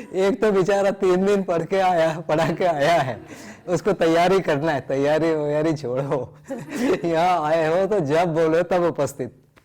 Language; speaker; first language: Hindi; non-native, local second language; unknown